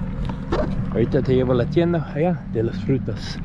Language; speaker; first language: Spanish; non-native, fluent; English